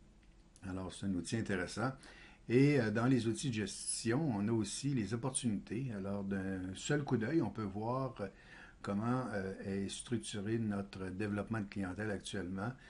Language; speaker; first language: French; native; French